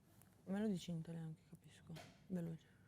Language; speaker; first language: Italian; early bilingual, other home language; Albanian